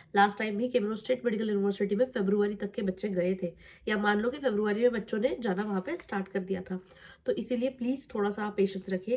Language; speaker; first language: Hindi; non-native, local second language; Marathi